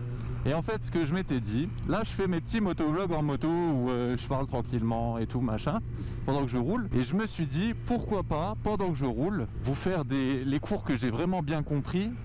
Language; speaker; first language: French; native; French